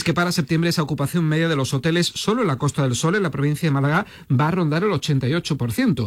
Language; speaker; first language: Spanish; native; Spanish